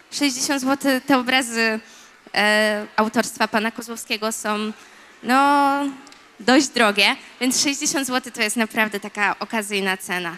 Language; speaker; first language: Polish; native; Polish